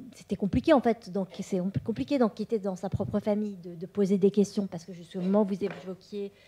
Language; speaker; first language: French; non-native, local second language; Vietnamese